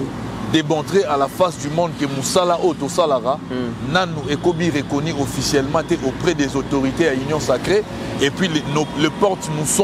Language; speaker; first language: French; non-native, local second language; Lingala